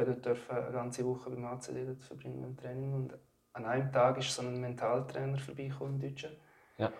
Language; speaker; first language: German; native; German